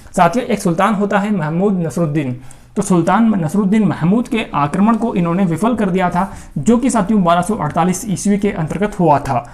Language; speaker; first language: Hindi; native; Hindi